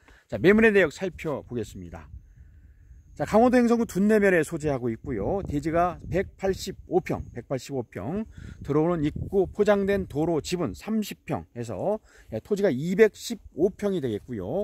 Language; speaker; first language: Korean; native; Korean